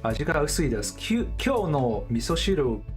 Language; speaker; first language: Japanese; non-native, learner; English